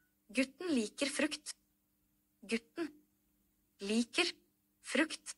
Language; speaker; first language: Norwegian; non-native, learner; Amharic